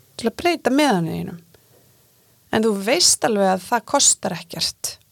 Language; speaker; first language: Icelandic; native; Icelandic